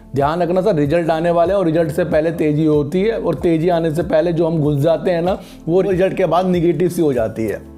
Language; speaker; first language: Hindi; native; Hindi